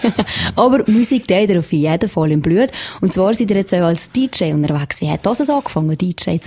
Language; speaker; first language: German; native; German